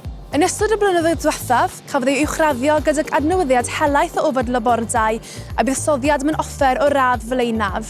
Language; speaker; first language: Welsh; native; Welsh